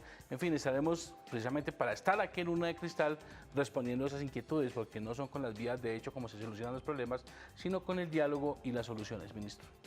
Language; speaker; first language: Spanish; native; Spanish